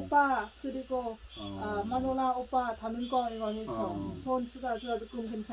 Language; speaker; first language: Korean; non-native, learner; Lao